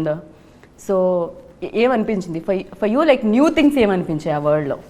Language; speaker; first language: Telugu; native; Telugu